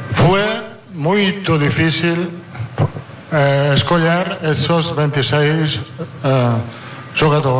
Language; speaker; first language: Portuguese; non-native, fluent; Italian